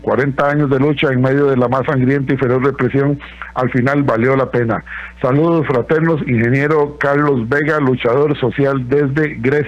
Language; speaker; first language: Spanish; native; Spanish